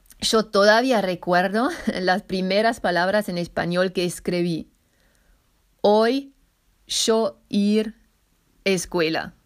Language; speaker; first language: Spanish; non-native, fluent; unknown